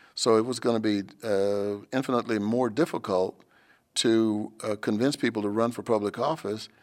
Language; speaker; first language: English; native; English